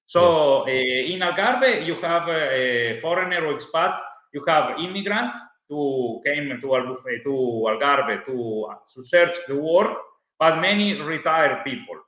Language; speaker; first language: English; non-native, learner; Italian